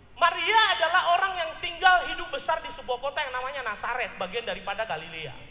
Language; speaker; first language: Indonesian; native; Indonesian